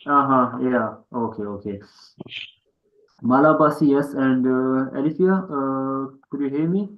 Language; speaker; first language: English; non-native, fluent; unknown